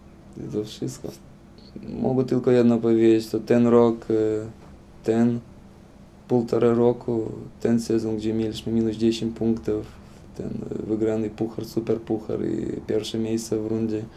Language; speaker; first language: Polish; non-native, fluent; Lithuanian